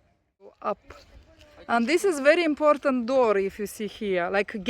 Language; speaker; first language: English; non-native, learner; Romanian